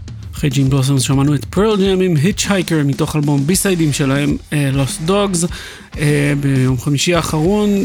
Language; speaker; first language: Hebrew; native; Hebrew